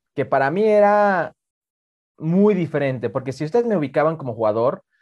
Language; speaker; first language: Spanish; early bilingual, heritage; Spanish